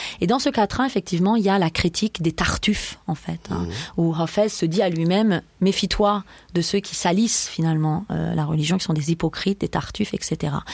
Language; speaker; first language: French; early bilingual, other home language; Persian